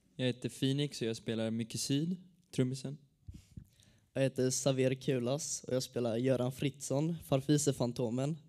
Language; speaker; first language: Swedish; native; Swedish